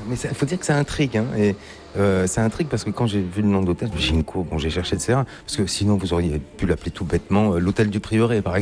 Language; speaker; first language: French; native; French